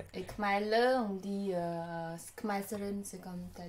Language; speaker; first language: French; non-native, learner; Khmer